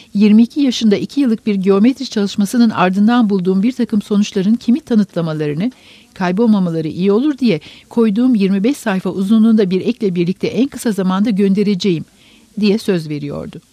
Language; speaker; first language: Turkish; native; Turkish